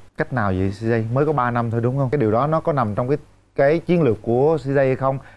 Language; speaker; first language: Vietnamese; native; Vietnamese